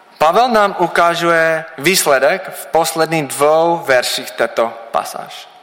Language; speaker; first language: Czech; non-native, learner; English